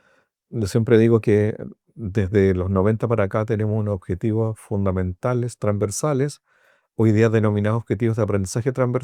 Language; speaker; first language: Spanish; native; Spanish